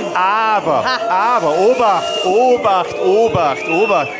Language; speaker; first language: German; native; German